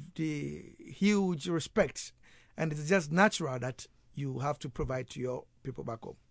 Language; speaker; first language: English; non-native, local second language; Akan